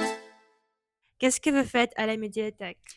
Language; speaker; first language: French; non-native, learner; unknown